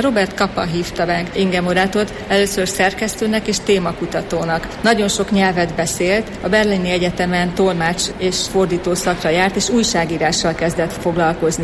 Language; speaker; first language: Hungarian; native; Hungarian